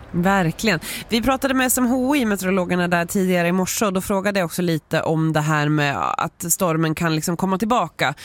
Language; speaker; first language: Swedish; native; Swedish